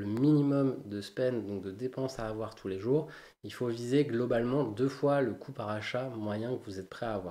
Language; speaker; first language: French; native; French